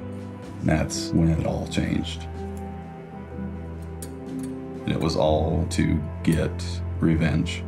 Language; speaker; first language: English; native; English